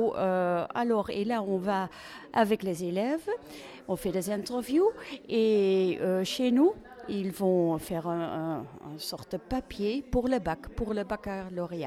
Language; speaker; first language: French; non-native, fluent; Dutch